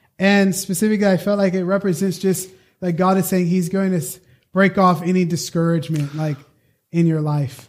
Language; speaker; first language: English; native; English